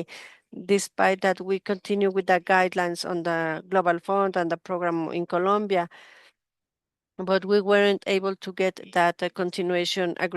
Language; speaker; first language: English; non-native, fluent; Spanish